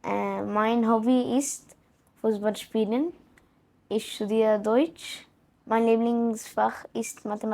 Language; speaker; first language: German; non-native, learner; Arabic